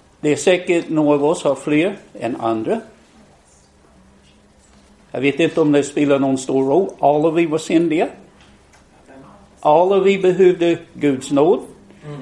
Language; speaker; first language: Swedish; non-native, fluent; English